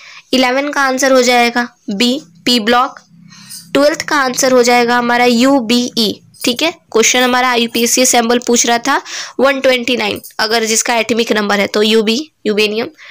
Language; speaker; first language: Hindi; native; Hindi